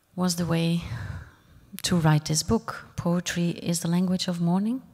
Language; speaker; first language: English; non-native, fluent; Dutch